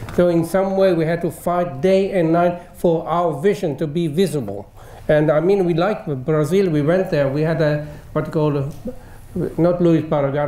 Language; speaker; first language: English; non-native, fluent; German